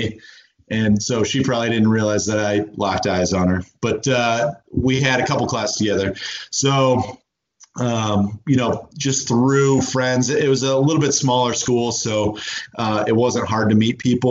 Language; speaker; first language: English; native; English